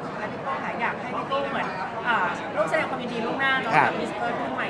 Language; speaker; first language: Thai; native; Thai